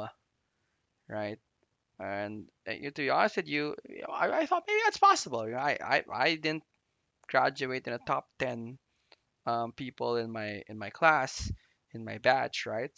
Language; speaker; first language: English; non-native, local second language; Filipino